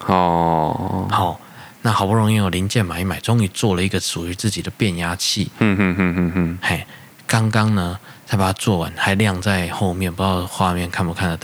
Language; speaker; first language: Chinese; native; Chinese